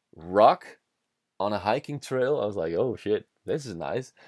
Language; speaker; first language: English; non-native, fluent; Dutch